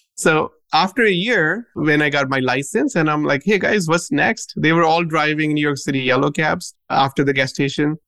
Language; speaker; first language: English; non-native, local second language; Punjabi